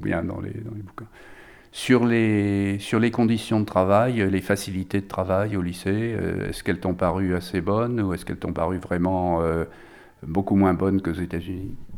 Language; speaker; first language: French; native; French